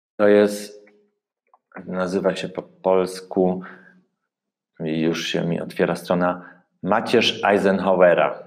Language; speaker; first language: Polish; early bilingual, heritage; Polish